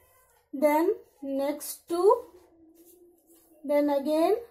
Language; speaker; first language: English; non-native, local second language; Hindi